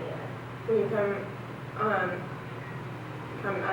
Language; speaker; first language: French; non-native, learner; English